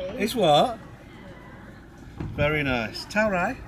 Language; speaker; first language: English; native; English